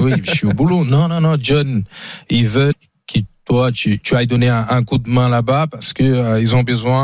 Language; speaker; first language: French; non-native, fluent; Portuguese